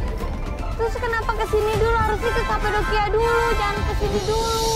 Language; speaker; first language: Indonesian; native; Indonesian